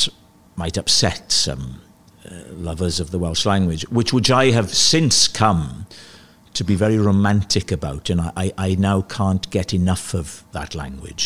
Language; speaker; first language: English; native; English